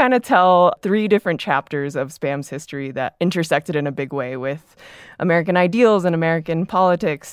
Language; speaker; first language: English; native; English